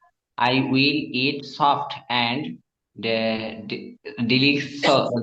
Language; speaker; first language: English; non-native, learner; Bangla